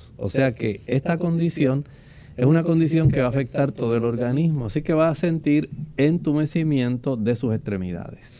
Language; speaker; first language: Spanish; native; Spanish